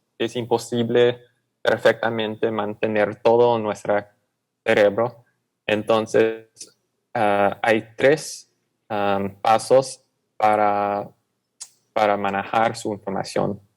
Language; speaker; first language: Spanish; non-native, fluent; English